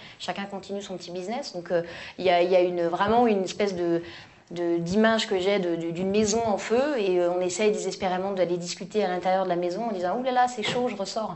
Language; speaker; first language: French; native; French